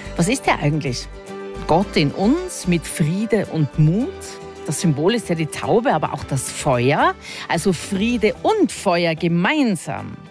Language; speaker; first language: German; native; German